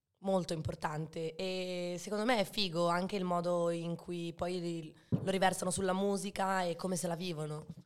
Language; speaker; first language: Italian; early bilingual, other home language; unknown